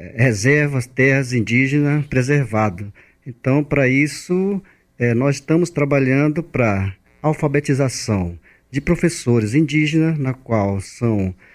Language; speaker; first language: Portuguese; non-native, local second language; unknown